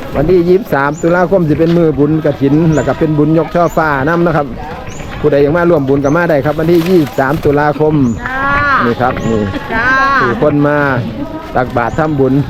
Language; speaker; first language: Thai; native; Thai